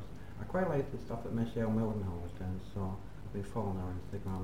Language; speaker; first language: English; native; English